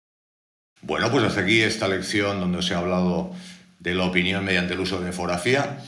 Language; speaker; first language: Spanish; native; Spanish